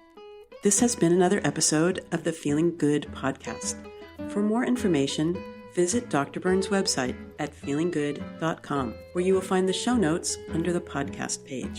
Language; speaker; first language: English; native; English